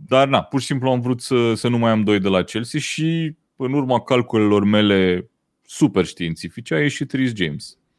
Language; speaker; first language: Romanian; native; Romanian